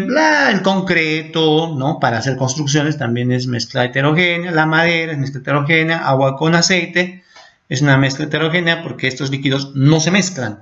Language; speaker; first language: Spanish; native; Spanish